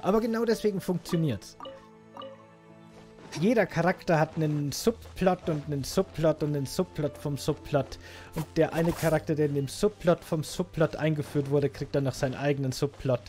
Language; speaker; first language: German; native; German